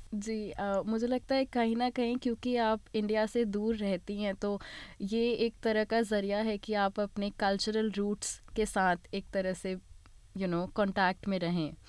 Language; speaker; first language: Hindi; native; Hindi